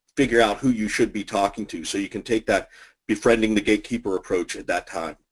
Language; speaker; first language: English; native; English